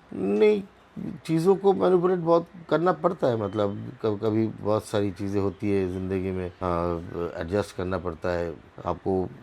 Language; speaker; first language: Hindi; non-native, local second language; Bangla